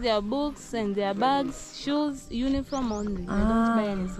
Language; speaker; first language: English; non-native, local second language; Swahili